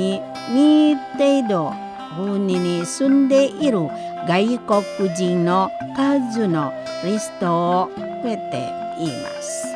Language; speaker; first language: Japanese; non-native, fluent; Indonesian